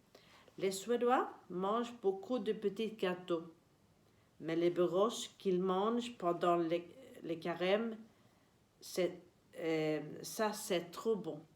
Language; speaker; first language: French; non-native, learner; Swedish